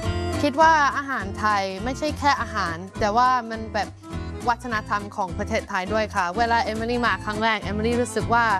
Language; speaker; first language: Thai; non-native, fluent; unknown